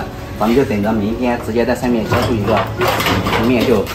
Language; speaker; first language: Chinese; native; Chinese